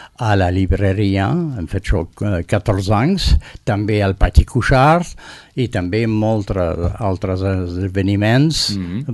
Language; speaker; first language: Catalan; non-native, learner; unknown